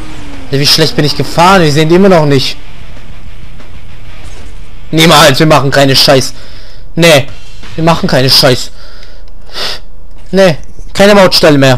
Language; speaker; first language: German; native; German